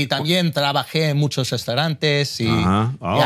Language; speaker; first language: Spanish; non-native, learner; English